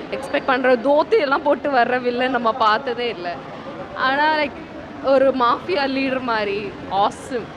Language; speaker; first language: Tamil; non-native, local second language; Malayalam